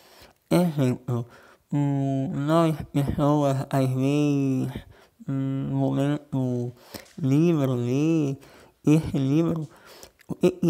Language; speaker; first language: Portuguese; non-native, local second language; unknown